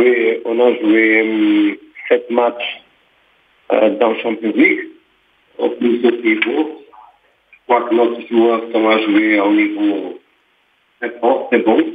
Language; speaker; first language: French; non-native, fluent; Portuguese